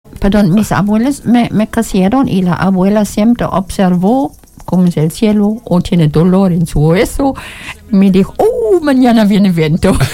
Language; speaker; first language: Spanish; non-native, learner; German